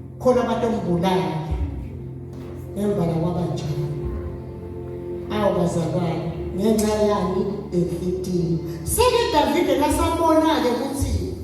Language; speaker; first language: Zulu; non-native, local second language; Swati